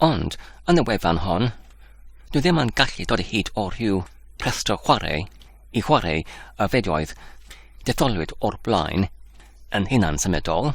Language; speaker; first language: Welsh; non-native, learner; English